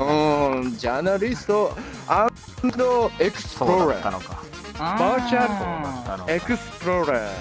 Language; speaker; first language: English; non-native, learner; Japanese